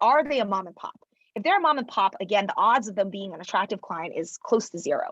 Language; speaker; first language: English; early bilingual, other home language; Chinese